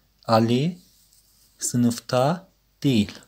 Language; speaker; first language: Turkish; non-native, fluent; Persian